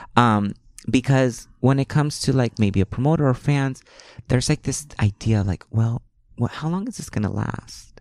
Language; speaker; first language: English; early bilingual, other home language; Spanish